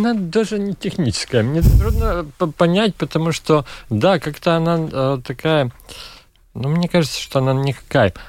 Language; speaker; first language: Russian; non-native, local second language; Latvian